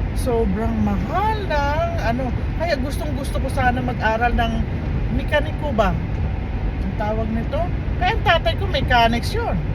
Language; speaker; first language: Filipino; non-native, local second language; Cebuano